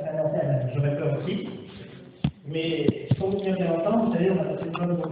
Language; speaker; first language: French; native; French